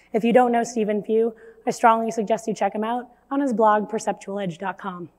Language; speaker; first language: English; native; English